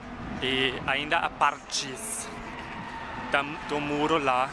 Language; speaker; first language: Portuguese; non-native, fluent; German